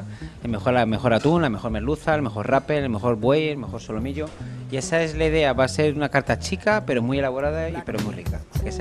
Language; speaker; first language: Spanish; native; Spanish